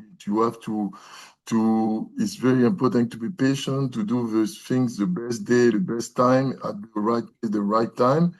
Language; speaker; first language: English; non-native, learner; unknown